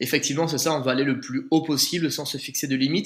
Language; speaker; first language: French; native; French